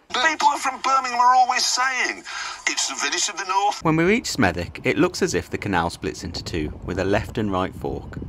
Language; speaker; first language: English; native; English